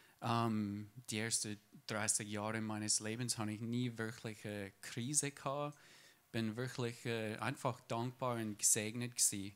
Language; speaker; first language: German; non-native, fluent; English